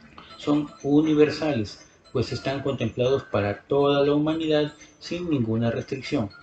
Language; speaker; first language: Spanish; native; Spanish